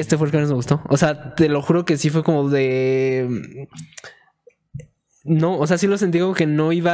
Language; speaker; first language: Spanish; native; Spanish